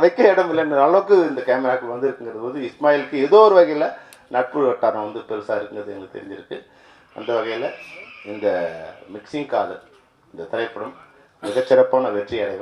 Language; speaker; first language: Tamil; native; Tamil